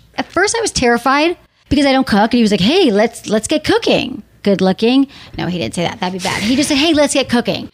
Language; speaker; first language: English; native; English